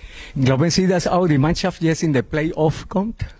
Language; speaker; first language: German; non-native, fluent; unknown